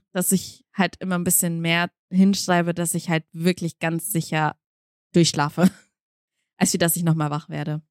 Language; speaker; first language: German; early bilingual, other home language; Kazakh